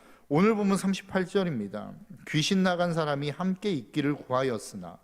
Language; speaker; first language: Korean; native; Korean